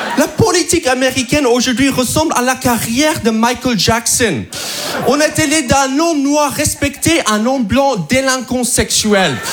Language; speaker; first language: French; non-native, fluent; English